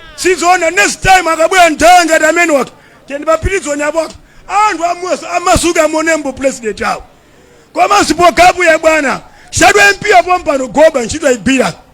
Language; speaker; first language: Nyanja; non-native, local second language; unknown